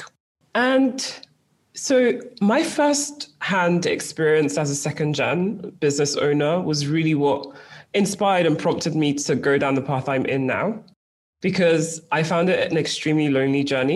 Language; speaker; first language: English; native; English